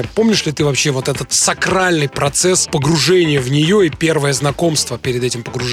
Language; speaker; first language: Russian; native; Russian